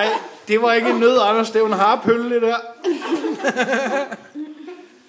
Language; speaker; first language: Danish; native; Danish